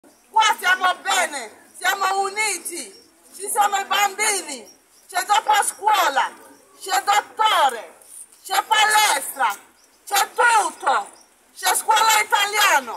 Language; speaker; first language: Italian; non-native, learner; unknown